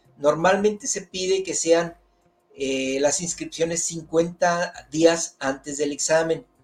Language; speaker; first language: Spanish; native; Spanish